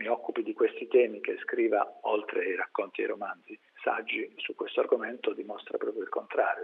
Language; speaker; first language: Italian; native; Italian